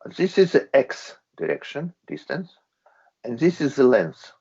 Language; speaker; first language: English; non-native, fluent; Latvian